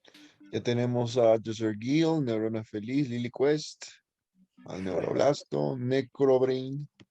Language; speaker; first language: Spanish; native; Spanish